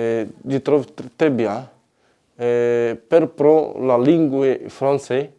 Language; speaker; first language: French; non-native, learner; Romanian